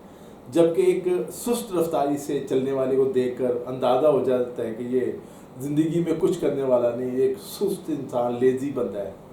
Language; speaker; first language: Urdu; native; Urdu